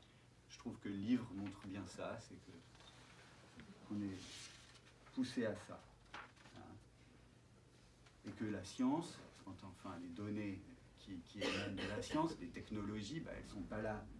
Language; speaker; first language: French; native; French